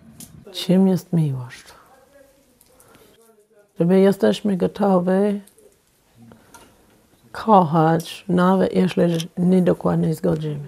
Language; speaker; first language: Polish; non-native, fluent; English